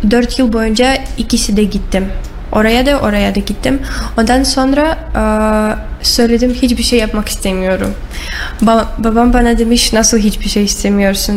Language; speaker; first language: Turkish; non-native, learner; Russian